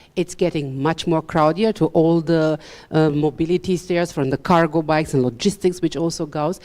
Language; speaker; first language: English; non-native, fluent; Romanian